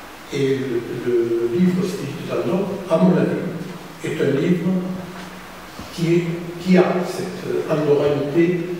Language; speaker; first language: French; non-native, fluent; Spanish